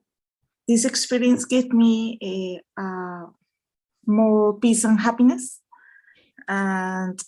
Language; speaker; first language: English; non-native, learner; Spanish